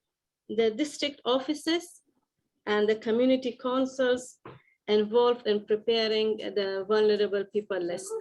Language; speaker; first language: English; non-native, fluent; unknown